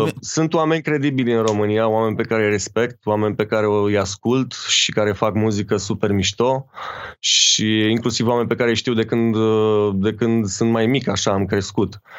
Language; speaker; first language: Romanian; native; Romanian